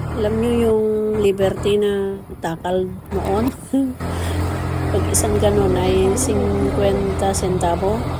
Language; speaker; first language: Filipino; non-native, local second language; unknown